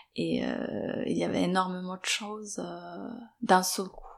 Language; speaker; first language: French; non-native, fluent; Serbian